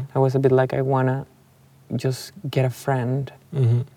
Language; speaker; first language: English; non-native, fluent; Spanish